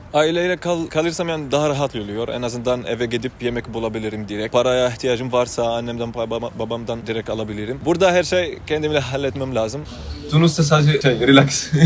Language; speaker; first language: Turkish; non-native, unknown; Arabic